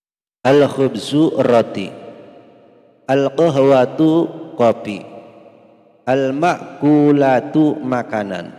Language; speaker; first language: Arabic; non-native, fluent; Indonesian